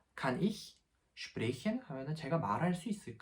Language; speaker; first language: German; non-native, fluent; Korean